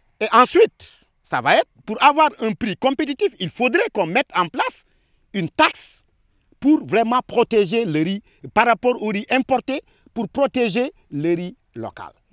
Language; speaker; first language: French; non-native, local second language; Wolof